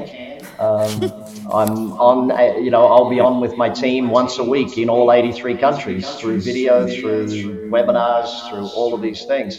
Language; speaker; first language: English; native; English